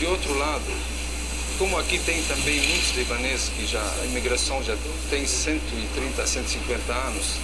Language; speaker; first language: Portuguese; non-native, fluent; Arabic